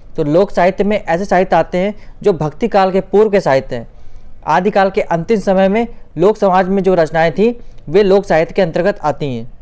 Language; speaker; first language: Hindi; native; Hindi